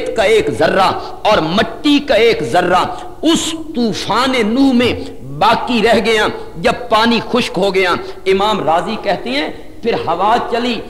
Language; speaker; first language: Urdu; non-native, local second language; Punjabi